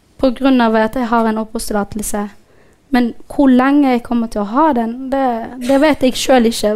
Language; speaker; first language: Norwegian; non-native, fluent; Somali